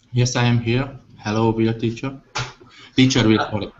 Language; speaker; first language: English; non-native, learner; Hungarian